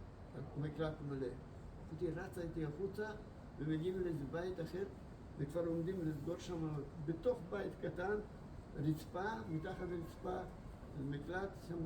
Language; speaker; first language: Hebrew; non-native, fluent; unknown